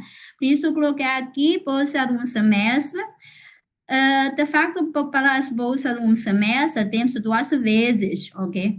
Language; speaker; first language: Portuguese; non-native, fluent; Chinese